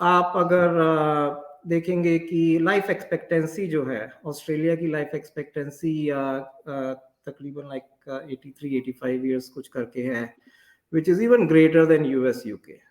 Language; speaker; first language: Hindi; native; Hindi